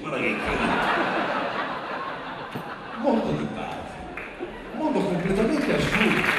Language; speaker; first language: Italian; native; Italian